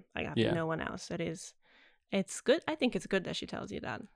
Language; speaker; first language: English; non-native, fluent; Italian